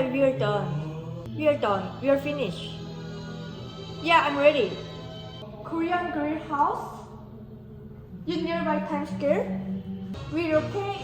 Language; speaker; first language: English; non-native, learner; Korean